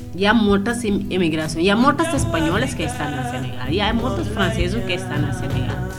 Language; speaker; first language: Catalan; non-native, fluent; Wolof